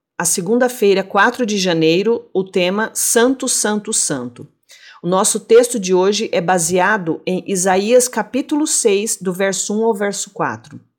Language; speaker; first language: Portuguese; native; Portuguese